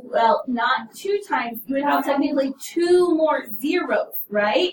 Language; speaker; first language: English; native; English